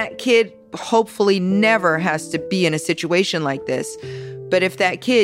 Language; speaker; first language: English; native; English